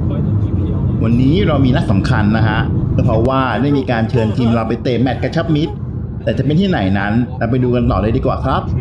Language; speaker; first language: Thai; native; Thai